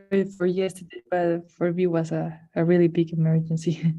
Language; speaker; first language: English; non-native, fluent; Spanish